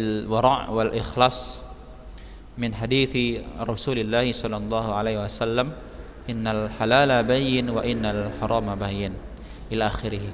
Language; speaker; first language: Arabic; non-native, fluent; Indonesian